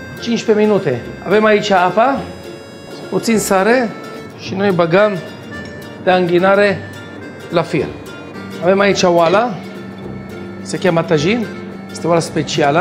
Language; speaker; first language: Romanian; non-native, fluent; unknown